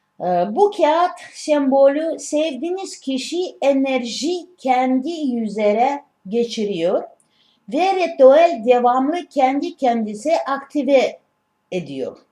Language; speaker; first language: Turkish; non-native, learner; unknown